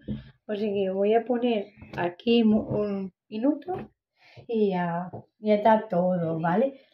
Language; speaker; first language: Spanish; non-native, local second language; Catalan